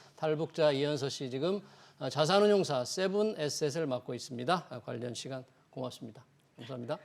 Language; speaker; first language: Korean; native; Korean